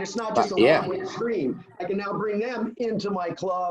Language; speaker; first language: English; native; English